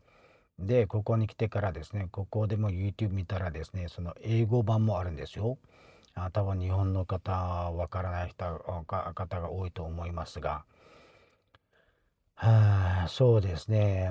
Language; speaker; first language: Japanese; non-native, fluent; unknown